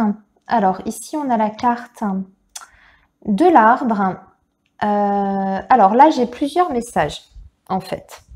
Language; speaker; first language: French; native; French